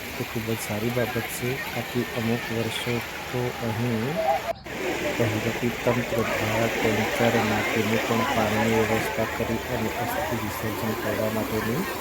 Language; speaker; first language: Gujarati; non-native, local second language; Bhili